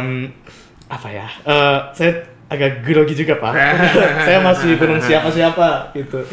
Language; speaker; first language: Indonesian; non-native, fluent; Japanese